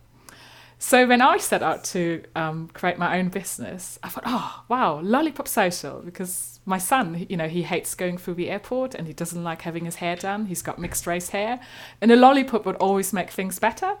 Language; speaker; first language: English; non-native, fluent; German